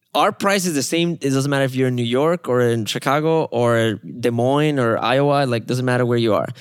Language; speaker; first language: English; non-native, fluent; Spanish